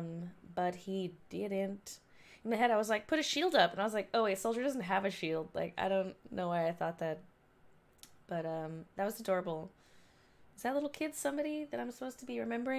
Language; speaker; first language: English; native; English